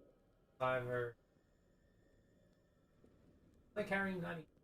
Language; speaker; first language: English; native; English